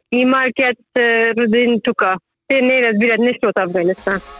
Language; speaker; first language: Bulgarian; non-native, learner; Persian